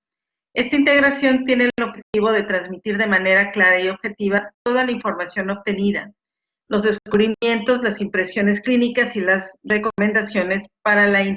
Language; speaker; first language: Spanish; native; Spanish